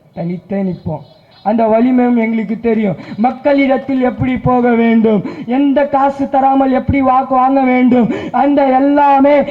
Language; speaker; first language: Tamil; non-native, local second language; Urdu